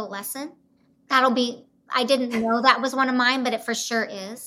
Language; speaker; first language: English; native; English